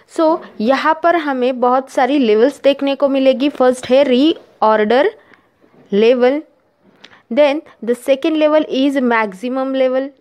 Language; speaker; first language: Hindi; non-native, local second language; Marathi